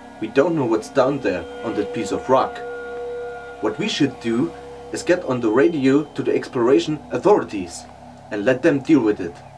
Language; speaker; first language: English; non-native, fluent; German